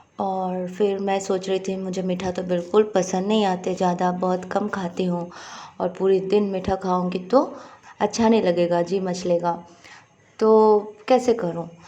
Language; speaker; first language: Hindi; non-native, local second language; Bangla